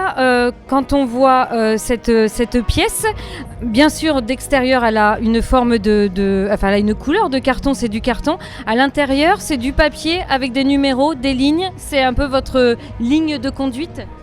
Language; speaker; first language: French; native; French